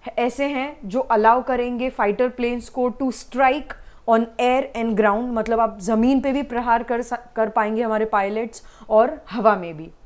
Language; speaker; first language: Hindi; non-native, local second language; Gujarati